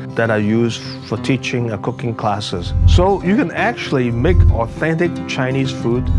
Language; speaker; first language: English; non-native, local second language; Cantonese